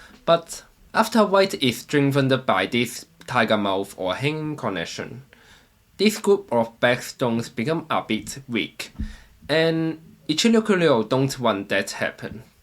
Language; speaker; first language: English; non-native, fluent; Chinese